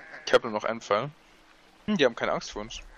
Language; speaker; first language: German; native; German